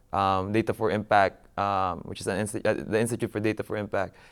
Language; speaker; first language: English; non-native, local second language; Filipino